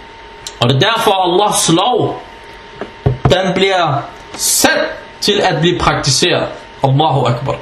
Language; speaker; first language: Danish; early bilingual, other home language; Arabic